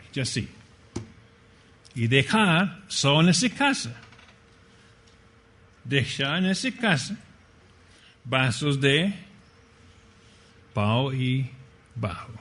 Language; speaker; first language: Portuguese; non-native, fluent; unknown